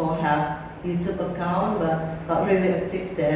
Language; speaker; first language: English; non-native, learner; Indonesian